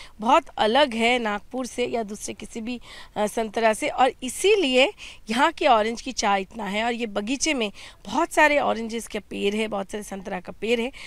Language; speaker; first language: Hindi; non-native, local second language; Assamese